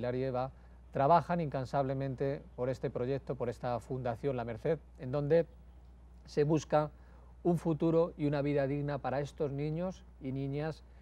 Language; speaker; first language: Spanish; native; Spanish